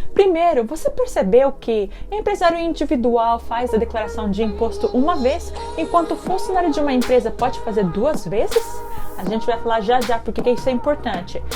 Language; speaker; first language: Portuguese; early bilingual, heritage; Japanese